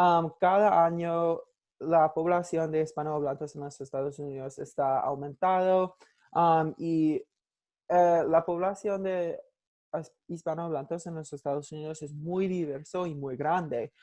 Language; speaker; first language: Spanish; non-native, learner; English